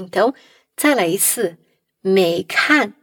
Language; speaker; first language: Chinese; non-native, fluent; Portuguese